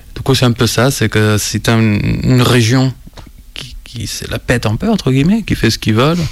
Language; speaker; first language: French; non-native, fluent; Spanish